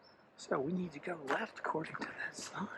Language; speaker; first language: English; native; English